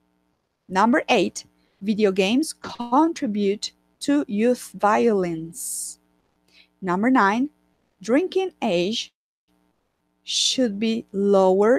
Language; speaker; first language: English; non-native, fluent; Spanish